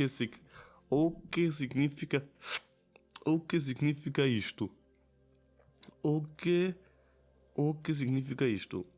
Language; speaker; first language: Portuguese; non-native, learner; German